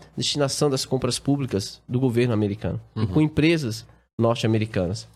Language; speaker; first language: Portuguese; native; Portuguese